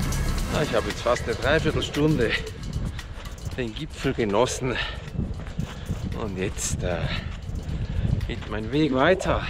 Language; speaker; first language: German; native; German